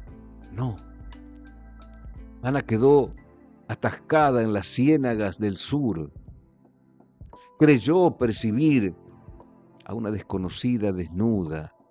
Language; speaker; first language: Spanish; native; Spanish